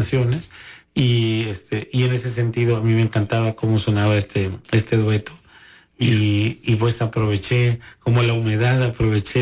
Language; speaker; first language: Spanish; native; Spanish